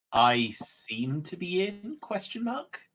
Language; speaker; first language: English; native; English